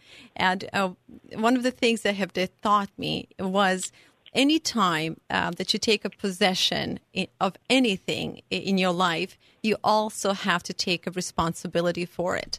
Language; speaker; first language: English; non-native, fluent; Serbian